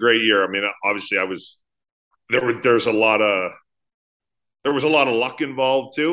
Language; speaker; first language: English; native; English